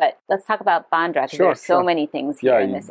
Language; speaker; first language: English; non-native, fluent; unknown